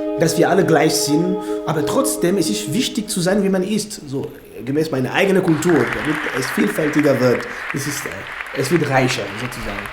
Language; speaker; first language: German; non-native, fluent; French